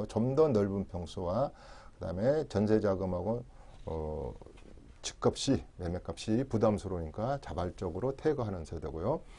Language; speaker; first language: Korean; native; Korean